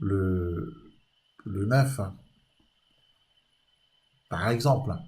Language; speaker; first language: French; native; French